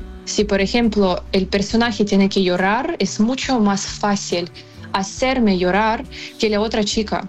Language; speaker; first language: Spanish; non-native, fluent; Ukrainian